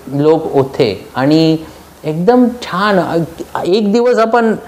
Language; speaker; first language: Marathi; early bilingual, heritage; Marathi